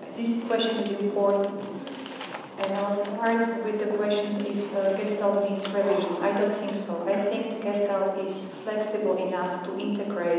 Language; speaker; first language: English; non-native, fluent; Slovak